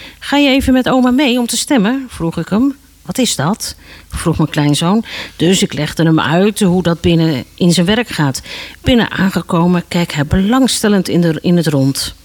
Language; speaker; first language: Dutch; native; Dutch